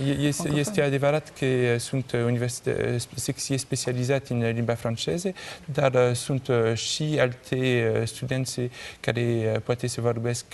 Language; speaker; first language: Romanian; non-native, learner; French